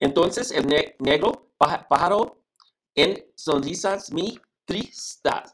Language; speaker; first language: Spanish; non-native, learner; English